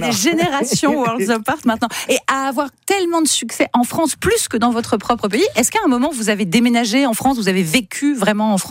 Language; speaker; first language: French; native; French